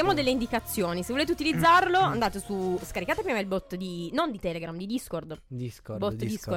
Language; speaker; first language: Italian; native; Italian